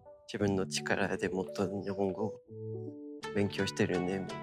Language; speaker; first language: Japanese; non-native, fluent; English